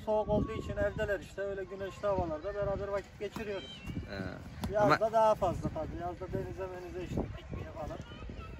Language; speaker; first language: Turkish; native; Turkish